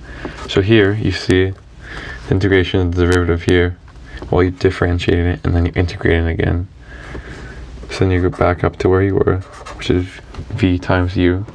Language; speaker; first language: English; native; English